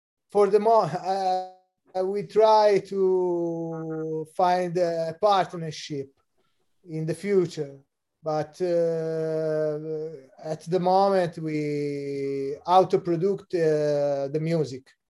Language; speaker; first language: English; non-native, learner; Italian